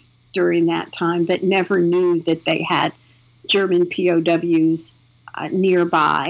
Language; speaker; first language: English; native; English